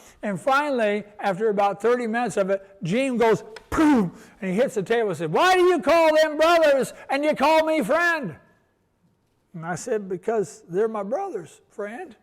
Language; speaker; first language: English; native; English